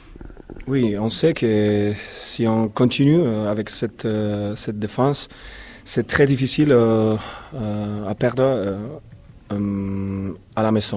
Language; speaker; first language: French; non-native, fluent; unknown